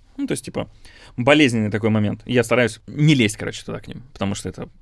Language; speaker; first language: Russian; native; Russian